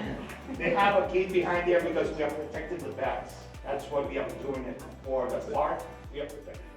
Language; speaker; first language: English; non-native, fluent; Papiamento